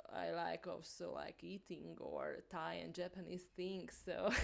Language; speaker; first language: English; non-native, learner; Hungarian